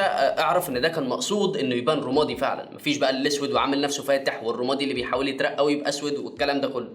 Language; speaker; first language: Arabic; native; Arabic